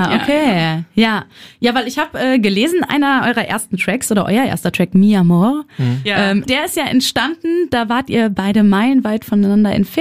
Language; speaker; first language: German; native; German